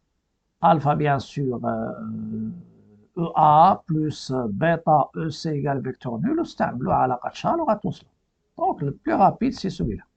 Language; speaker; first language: French; non-native, local second language; Arabic